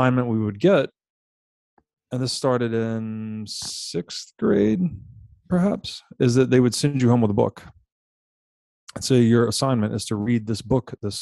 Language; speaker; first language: English; native; English